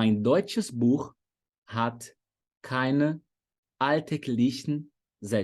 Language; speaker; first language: German; non-native, fluent; Portuguese